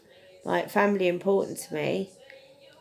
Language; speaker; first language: English; native; English